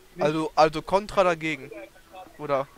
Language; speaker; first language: German; native; German